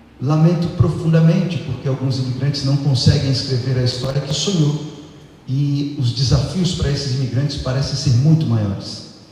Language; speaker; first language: Portuguese; native; Portuguese